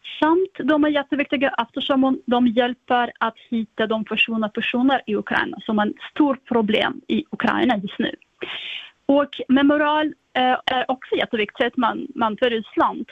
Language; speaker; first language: Swedish; non-native, fluent; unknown